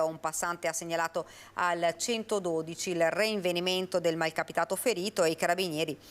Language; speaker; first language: Italian; native; Italian